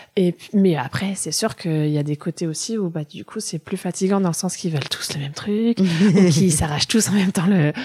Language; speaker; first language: French; early bilingual, other home language; German